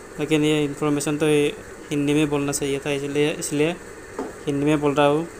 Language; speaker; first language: Hindi; non-native, local second language; Marathi